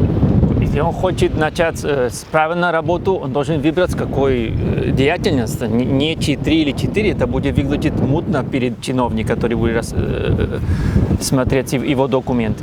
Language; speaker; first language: Russian; non-native, learner; Spanish